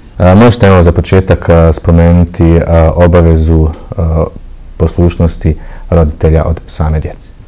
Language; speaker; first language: Bosnian; native; Bosnian